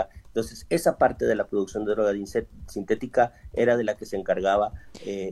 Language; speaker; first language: Spanish; native; Spanish